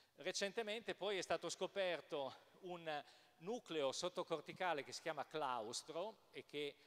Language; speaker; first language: Italian; native; Italian